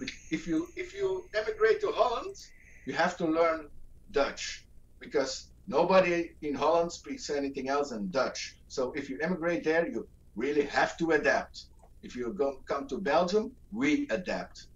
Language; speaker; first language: English; non-native, fluent; Dutch